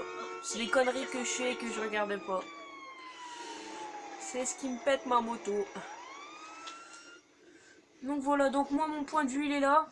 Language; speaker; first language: French; native; French